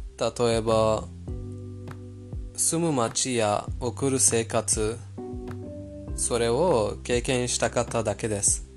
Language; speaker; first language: Japanese; non-native, fluent; Persian